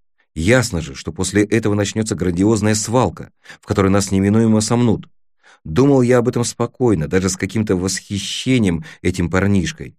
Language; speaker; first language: Russian; native; Russian